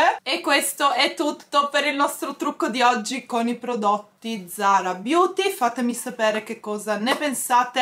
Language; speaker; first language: Italian; native; Italian